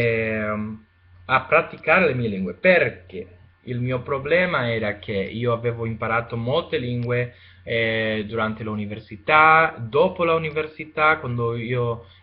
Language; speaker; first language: Italian; non-native, learner; Spanish